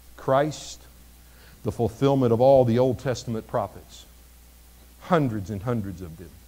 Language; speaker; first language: English; native; English